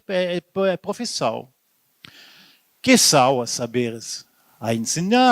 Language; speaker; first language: Portuguese; non-native, fluent; Italian